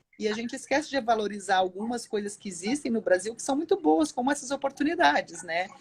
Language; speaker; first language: Portuguese; native; Portuguese